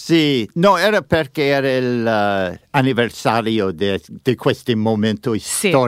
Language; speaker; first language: Italian; non-native, learner; English